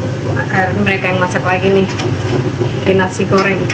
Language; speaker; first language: Indonesian; native; Indonesian